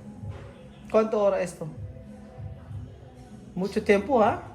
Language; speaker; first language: Spanish; non-native, learner; Filipino